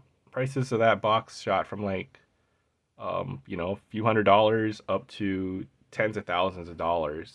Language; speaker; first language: English; native; English